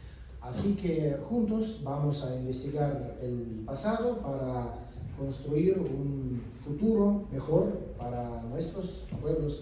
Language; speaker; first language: Spanish; non-native, fluent; Russian